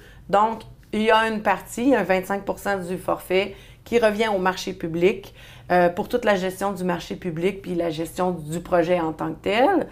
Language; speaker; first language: French; native; French